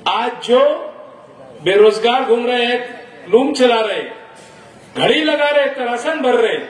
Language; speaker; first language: Hindi; non-native, local second language; Urdu